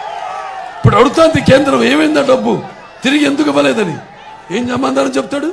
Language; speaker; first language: Telugu; native; Telugu